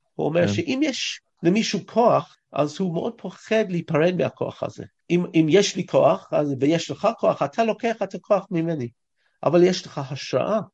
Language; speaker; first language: Hebrew; non-native, fluent; English